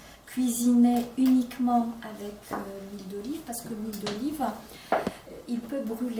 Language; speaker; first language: French; non-native, local second language; Arabic